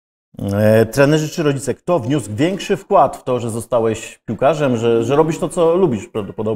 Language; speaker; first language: Polish; native; Polish